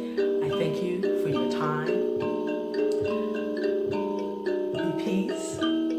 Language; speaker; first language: English; native; English